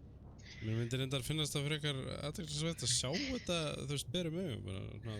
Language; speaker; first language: Icelandic; native; Icelandic